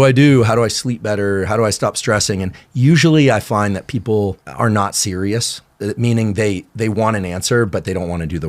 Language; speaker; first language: English; native; English